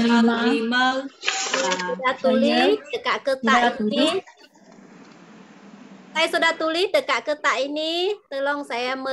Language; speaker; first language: Indonesian; non-native, fluent; Vietnamese